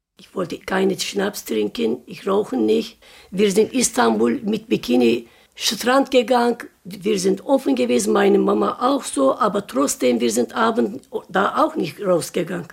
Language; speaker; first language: German; non-native, learner; Turkish